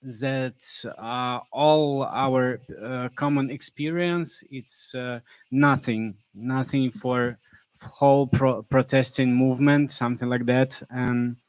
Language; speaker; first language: English; non-native, learner; Russian